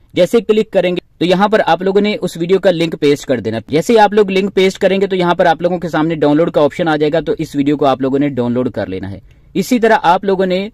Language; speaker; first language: Urdu; non-native, local second language; Sindhi